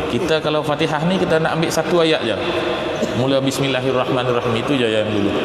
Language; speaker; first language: Malay; native; Malay